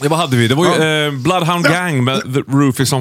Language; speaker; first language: Swedish; native; Swedish